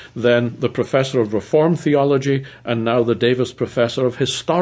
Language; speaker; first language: English; native; English